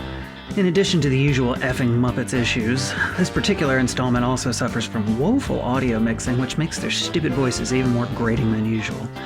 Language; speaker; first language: English; native; English